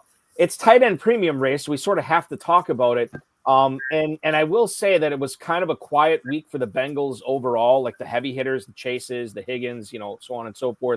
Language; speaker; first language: English; native; English